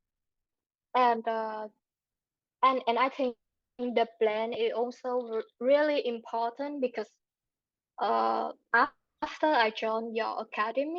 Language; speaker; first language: English; non-native, learner; Vietnamese